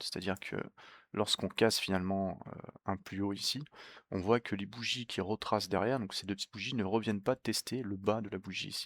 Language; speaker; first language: French; native; French